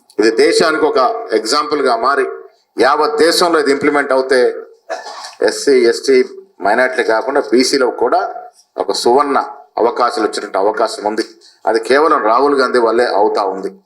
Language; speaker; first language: Telugu; native; Telugu